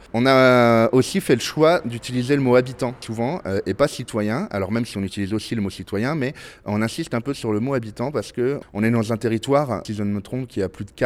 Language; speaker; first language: French; native; French